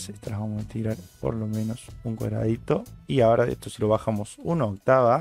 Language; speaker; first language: Spanish; native; Spanish